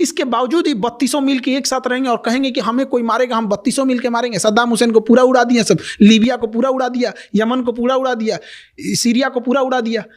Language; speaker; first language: Hindi; native; Hindi